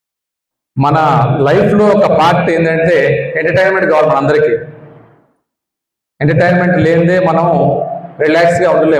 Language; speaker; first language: Telugu; native; Telugu